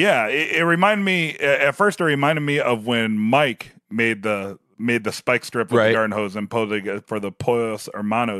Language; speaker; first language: English; native; English